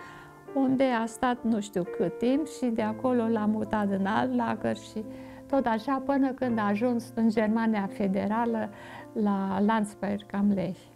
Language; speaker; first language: Romanian; non-native, local second language; German